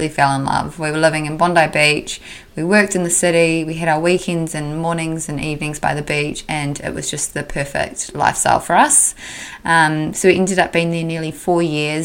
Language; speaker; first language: English; native; English